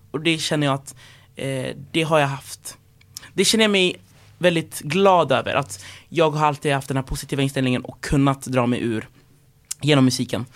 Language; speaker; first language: Swedish; early bilingual, other home language; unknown